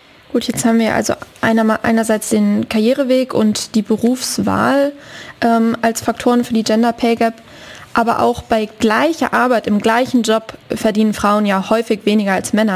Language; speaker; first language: German; native; German